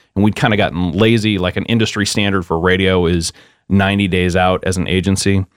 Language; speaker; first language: English; native; English